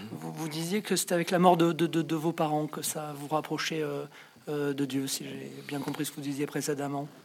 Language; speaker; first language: French; native; French